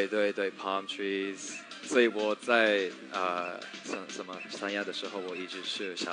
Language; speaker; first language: Chinese; non-native, learner; English